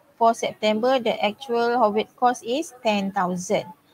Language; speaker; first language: English; non-native, local second language; Malay